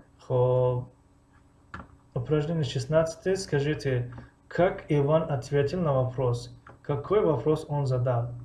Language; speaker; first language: Russian; non-native, fluent; Tajik